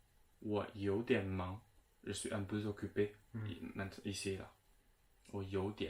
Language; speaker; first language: French; non-native, fluent; Chinese